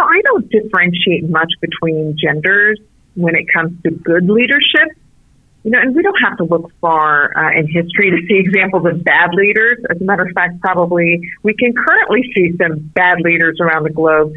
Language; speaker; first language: English; early bilingual, other home language; Arabic